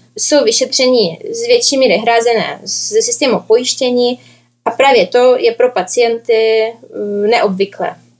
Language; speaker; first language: Czech; non-native, fluent; Ukrainian